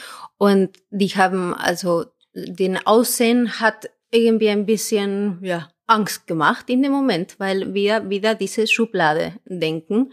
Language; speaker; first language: German; non-native, fluent; Spanish